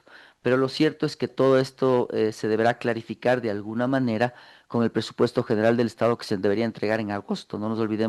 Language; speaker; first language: Spanish; native; Spanish